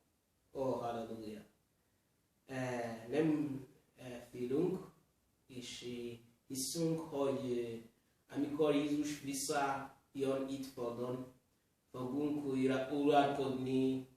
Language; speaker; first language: Hungarian; non-native, learner; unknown